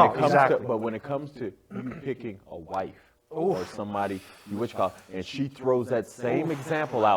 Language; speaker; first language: English; native; English